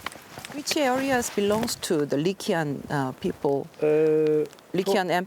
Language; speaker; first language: English; non-native, learner; Korean